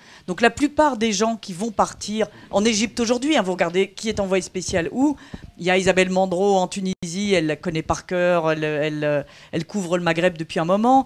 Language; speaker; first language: French; native; French